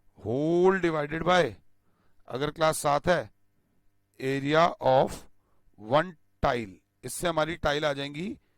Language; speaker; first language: Hindi; native; Hindi